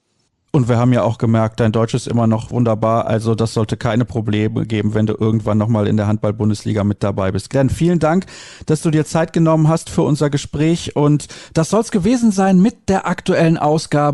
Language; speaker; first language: German; native; German